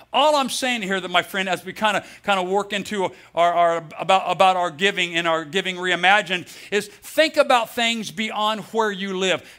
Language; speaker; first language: English; native; English